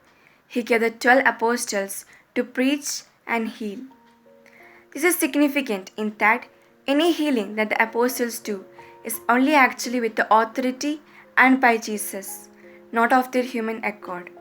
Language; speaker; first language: English; non-native, local second language; Malayalam